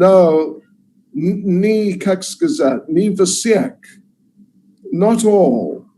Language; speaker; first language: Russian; non-native, learner; English